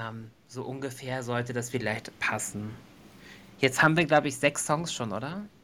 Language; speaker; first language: German; native; German